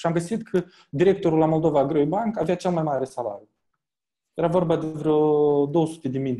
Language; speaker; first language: Romanian; native; Romanian